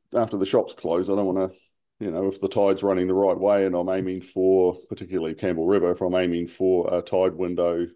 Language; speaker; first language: English; native; English